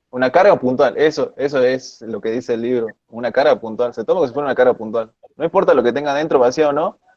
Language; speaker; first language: Spanish; native; Spanish